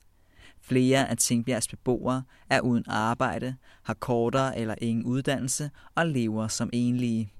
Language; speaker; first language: Danish; native; Danish